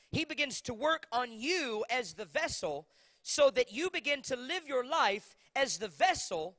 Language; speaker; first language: English; native; English